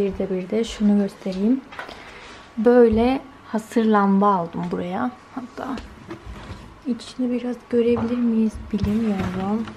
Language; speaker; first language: Turkish; native; Turkish